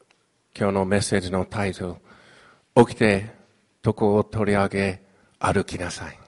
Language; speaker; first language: Japanese; non-native, fluent; Chinese